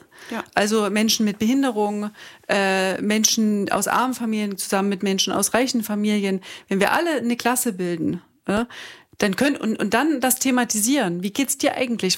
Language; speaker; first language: German; native; German